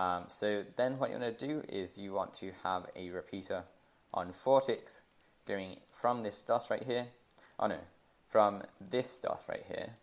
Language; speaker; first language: English; native; English